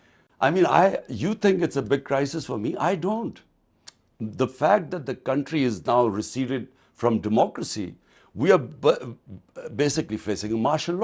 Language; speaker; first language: English; non-native, local second language; Urdu